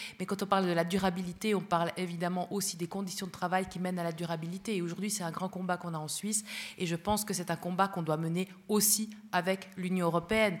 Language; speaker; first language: French; early bilingual, other home language; Spanish